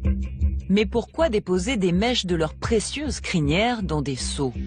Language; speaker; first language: French; native; French